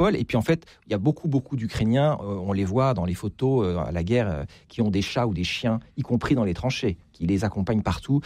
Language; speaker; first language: French; native; French